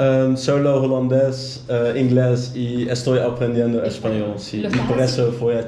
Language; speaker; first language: Spanish; non-native, learner; Dutch